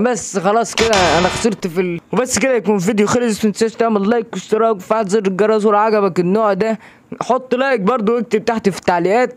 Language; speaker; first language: Arabic; native; Arabic